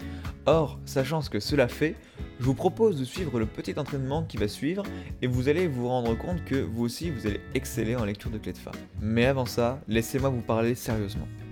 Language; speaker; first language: French; native; French